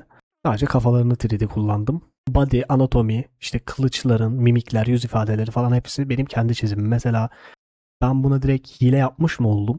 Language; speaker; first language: Turkish; native; Turkish